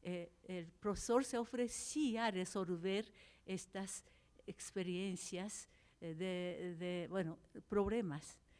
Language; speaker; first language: Spanish; non-native, fluent; Japanese